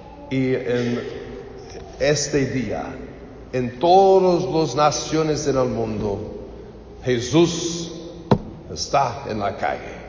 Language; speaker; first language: Spanish; non-native, learner; English